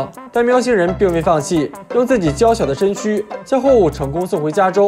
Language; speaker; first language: Chinese; native; Chinese